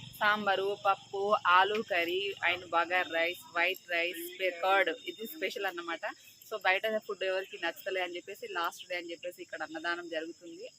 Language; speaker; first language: Telugu; non-native, local second language; Lambadi